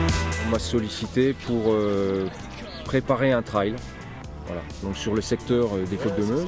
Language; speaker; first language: French; native; French